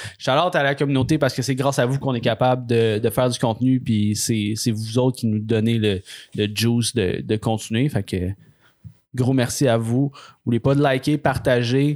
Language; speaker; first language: French; native; French